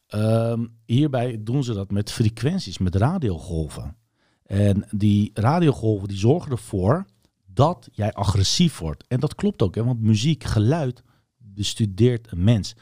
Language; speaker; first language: Dutch; early bilingual, other home language; Turkish